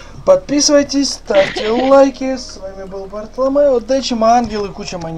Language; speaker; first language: Russian; native; Russian